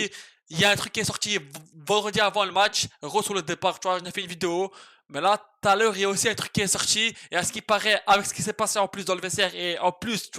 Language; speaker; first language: French; native; French